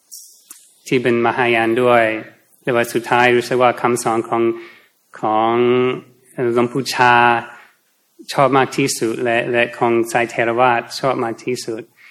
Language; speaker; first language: Thai; non-native, fluent; English